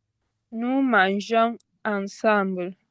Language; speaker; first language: French; non-native, learner; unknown